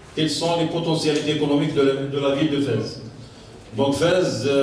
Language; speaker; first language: French; non-native, local second language; Arabic